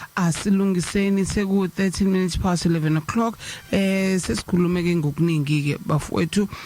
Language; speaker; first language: Zulu; native; Zulu